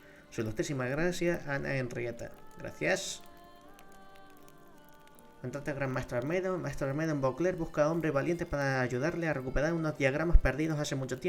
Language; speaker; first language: Spanish; native; Spanish